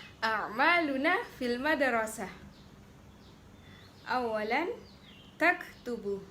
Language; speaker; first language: Arabic; non-native, fluent; Indonesian